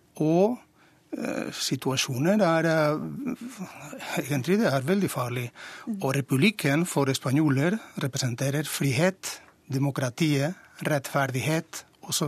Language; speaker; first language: Norwegian; non-native, fluent; Spanish